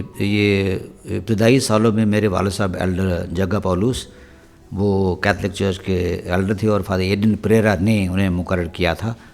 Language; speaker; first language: Urdu; non-native, local second language; Punjabi